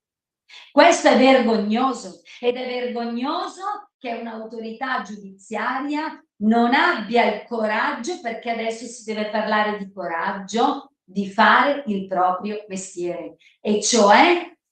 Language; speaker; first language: Italian; native; Italian